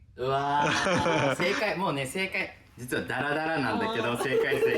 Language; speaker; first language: Japanese; native; Japanese